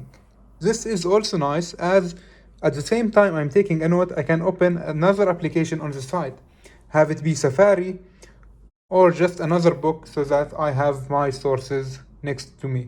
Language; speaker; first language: English; non-native, fluent; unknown